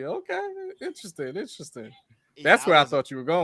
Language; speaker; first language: English; native; English